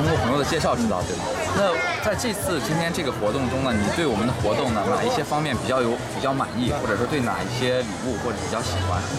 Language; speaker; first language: Chinese; native; Chinese